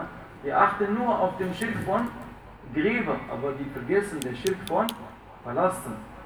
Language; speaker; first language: German; non-native, fluent; Arabic